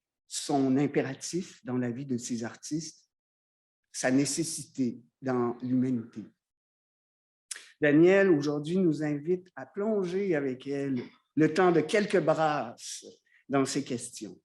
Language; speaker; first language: French; native; French